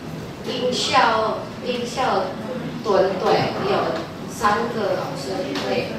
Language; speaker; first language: Chinese; non-native, learner; Indonesian